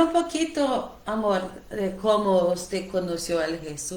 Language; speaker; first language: Portuguese; non-native, learner; Spanish